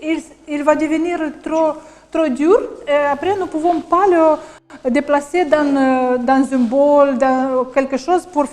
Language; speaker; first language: French; non-native, learner; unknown